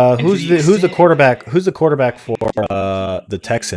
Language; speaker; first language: English; native; English